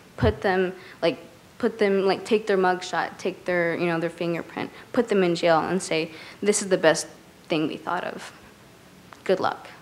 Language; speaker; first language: English; native; English